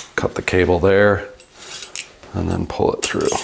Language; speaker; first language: English; native; English